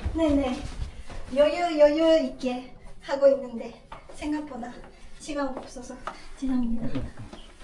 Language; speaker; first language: Korean; non-native, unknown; Japanese